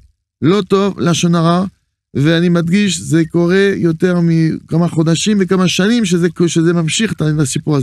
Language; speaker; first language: Hebrew; non-native, fluent; French